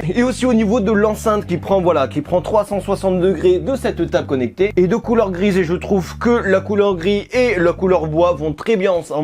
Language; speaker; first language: French; native; French